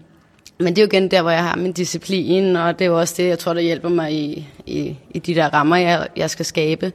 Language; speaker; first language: Danish; native; Danish